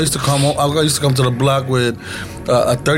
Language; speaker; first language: English; native; English